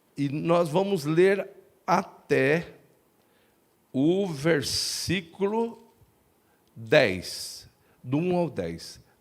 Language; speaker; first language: Portuguese; native; Portuguese